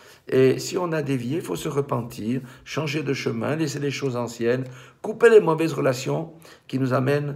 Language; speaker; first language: French; native; French